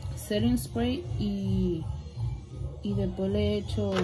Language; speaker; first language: Spanish; early bilingual, heritage; Spanish